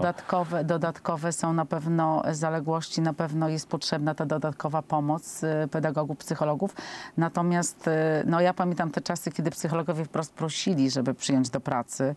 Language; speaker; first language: Polish; native; Polish